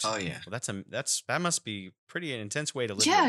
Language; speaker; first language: English; native; English